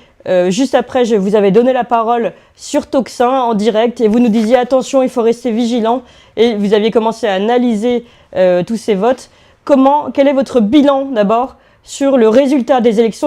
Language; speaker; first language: French; native; French